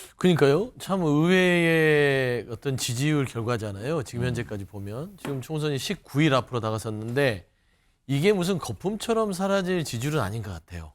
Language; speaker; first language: Korean; native; Korean